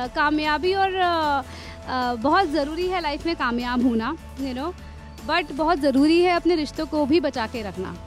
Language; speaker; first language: Hindi; native; Hindi